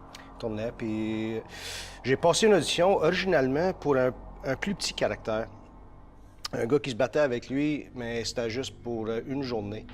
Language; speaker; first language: French; early bilingual, heritage; French